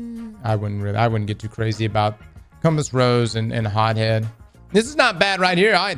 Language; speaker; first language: English; native; English